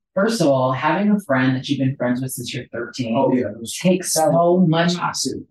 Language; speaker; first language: English; native; English